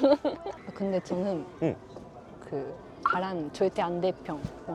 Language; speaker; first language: Korean; non-native, learner; Japanese